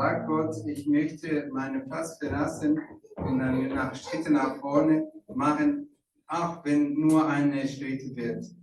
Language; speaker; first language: German; non-native, fluent; Rundi